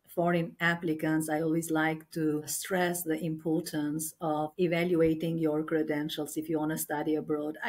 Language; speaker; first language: English; non-native, fluent; Albanian